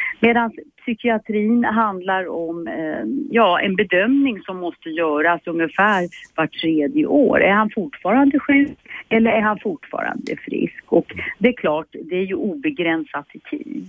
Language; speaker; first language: Swedish; native; Swedish